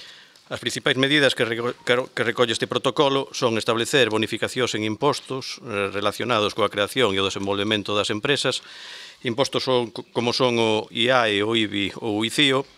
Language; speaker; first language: Galician; native; Galician